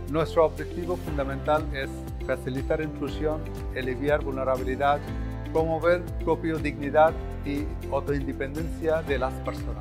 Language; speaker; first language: Spanish; non-native, fluent; Bangla